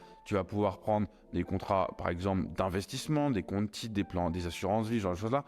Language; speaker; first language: French; native; French